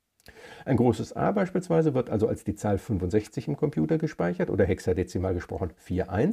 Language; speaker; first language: German; native; German